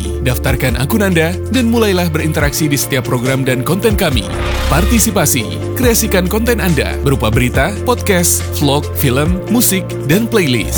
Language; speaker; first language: Indonesian; native; Indonesian